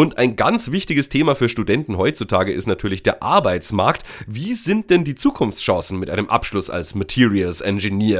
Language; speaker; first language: German; native; German